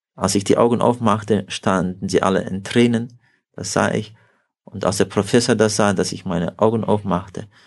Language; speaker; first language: German; early bilingual, heritage; Russian